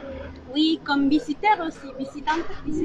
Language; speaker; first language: French; non-native, learner; Spanish